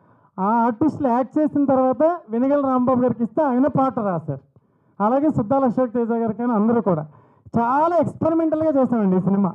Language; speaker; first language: Telugu; native; Telugu